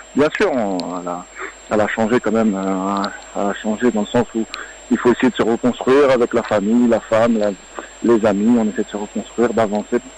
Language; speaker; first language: French; early bilingual, other home language; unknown